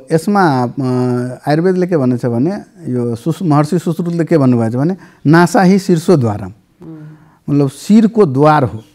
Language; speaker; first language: Nepali; non-native, local second language; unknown